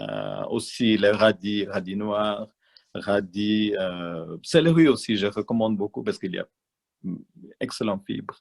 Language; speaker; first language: French; non-native, learner; Malayalam